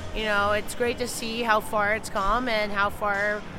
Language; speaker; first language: English; native; English